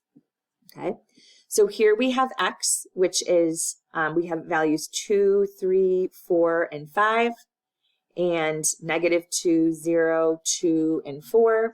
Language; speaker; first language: English; native; English